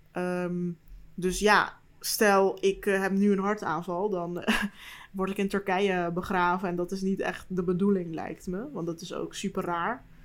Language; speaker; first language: Dutch; early bilingual, other home language; Turkish